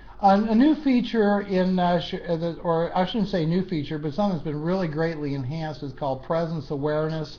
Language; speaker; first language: English; native; English